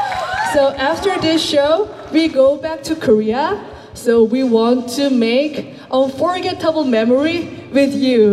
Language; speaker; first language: English; non-native, fluent; Korean